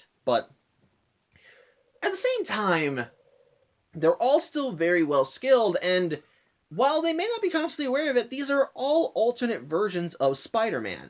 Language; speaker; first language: English; native; English